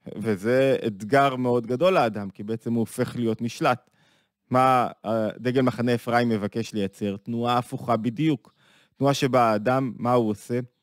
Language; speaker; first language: Hebrew; native; Hebrew